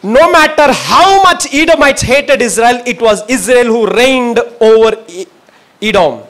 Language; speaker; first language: English; non-native, local second language; Tamil